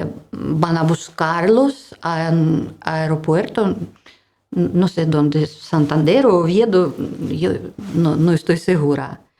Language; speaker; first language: Spanish; non-native, learner; Russian